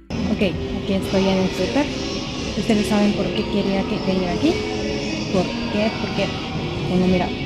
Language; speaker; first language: Spanish; non-native, fluent; Japanese